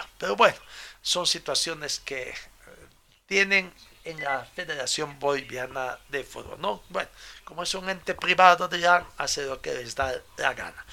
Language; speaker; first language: Spanish; native; Spanish